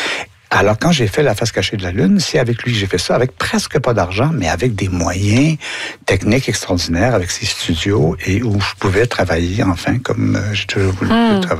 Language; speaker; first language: French; native; French